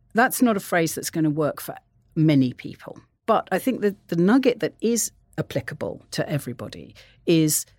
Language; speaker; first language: English; native; English